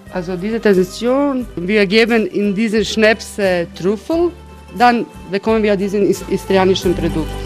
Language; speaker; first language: German; non-native, learner; Croatian